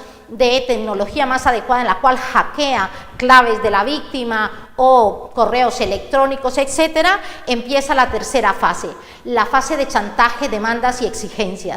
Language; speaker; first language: Spanish; native; Spanish